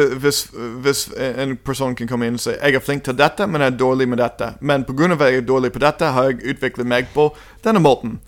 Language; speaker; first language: Norwegian; non-native, fluent; English